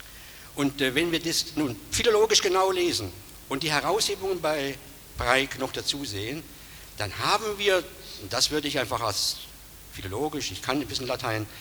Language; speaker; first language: German; native; German